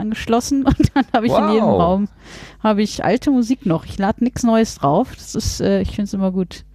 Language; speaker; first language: German; native; German